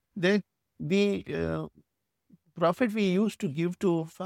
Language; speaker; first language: English; non-native, local second language; Urdu